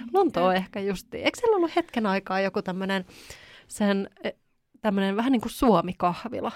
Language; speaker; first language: Finnish; native; Finnish